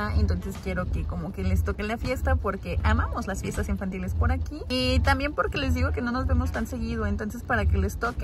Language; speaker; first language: Spanish; native; Spanish